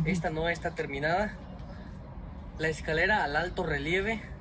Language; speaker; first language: Spanish; native; Spanish